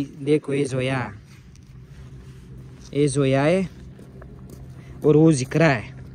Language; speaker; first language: Hindi; non-native, learner; Pashto